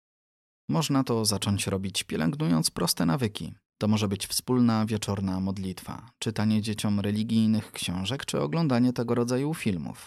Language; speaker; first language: Polish; native; Polish